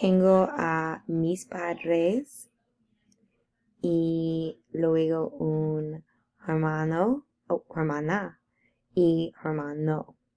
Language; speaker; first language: Spanish; non-native, learner; English